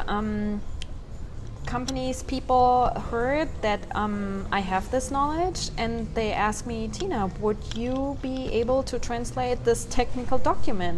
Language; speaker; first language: English; non-native, fluent; German